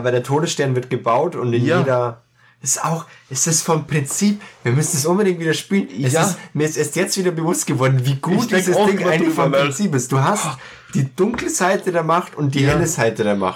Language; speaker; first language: German; native; German